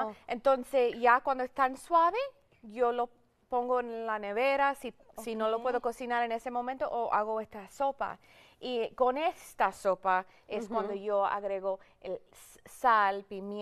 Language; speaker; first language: Spanish; early bilingual, heritage; English